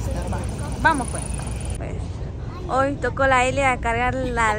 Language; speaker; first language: Spanish; native; Spanish